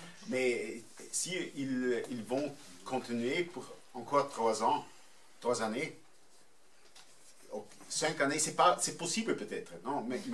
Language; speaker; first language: French; non-native, fluent; German